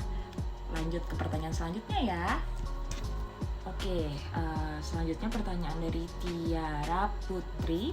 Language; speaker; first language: Indonesian; native; Indonesian